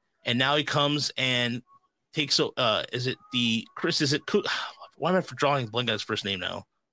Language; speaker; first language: English; native; English